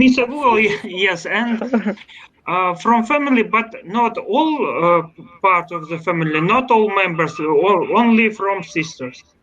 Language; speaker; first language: English; non-native, learner; Russian